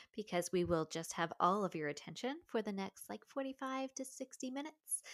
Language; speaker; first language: English; native; English